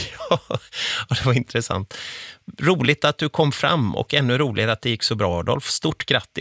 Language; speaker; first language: Swedish; native; Swedish